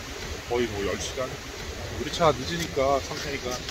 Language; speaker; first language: Korean; native; Korean